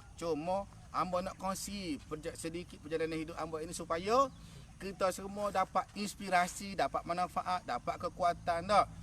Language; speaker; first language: Malay; native; Malay